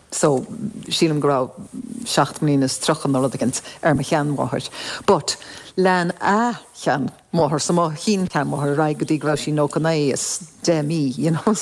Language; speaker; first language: Irish; non-native, local second language; English